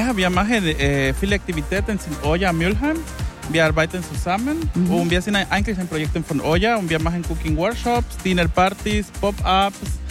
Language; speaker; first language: German; non-native, learner; Spanish